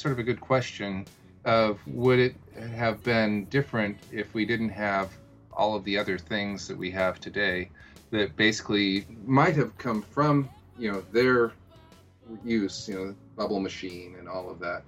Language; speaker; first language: English; native; English